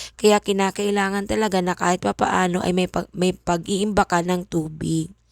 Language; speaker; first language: Filipino; non-native, local second language; Bikol